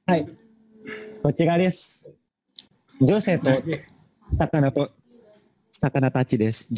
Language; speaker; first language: Japanese; non-native, learner; Indonesian